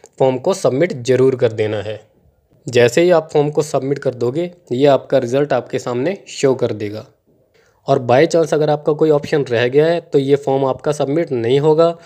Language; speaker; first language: Hindi; non-native, local second language; Punjabi